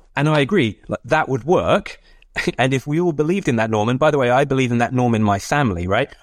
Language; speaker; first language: English; native; English